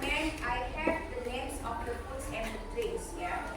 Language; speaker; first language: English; non-native, learner; Indonesian